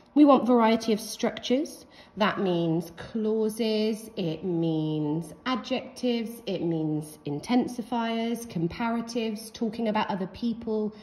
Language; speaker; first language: English; native; English